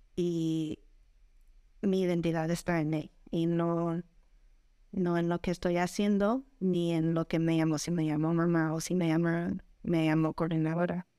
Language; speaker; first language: Spanish; non-native, fluent; English